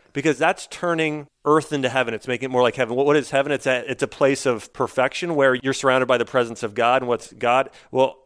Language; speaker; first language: English; native; English